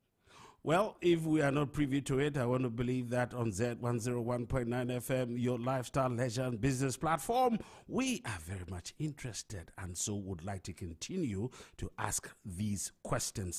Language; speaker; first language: English; non-native, local second language; Akan